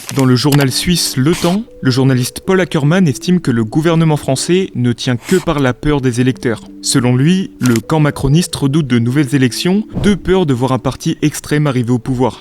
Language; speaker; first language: French; native; French